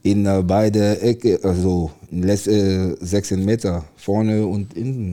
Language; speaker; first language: German; non-native, learner; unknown